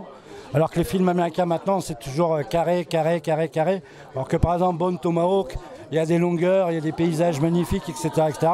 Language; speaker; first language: French; native; French